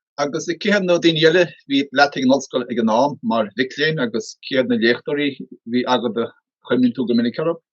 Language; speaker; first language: Irish; native; Irish